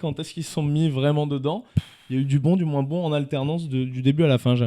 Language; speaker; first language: French; native; French